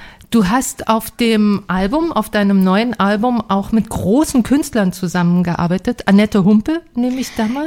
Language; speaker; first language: German; native; German